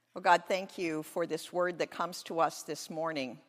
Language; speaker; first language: English; native; English